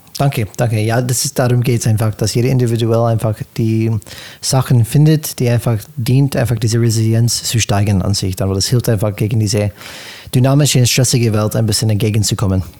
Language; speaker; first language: German; non-native, fluent; English